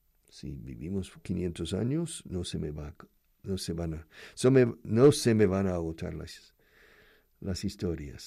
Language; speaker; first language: Spanish; non-native, fluent; English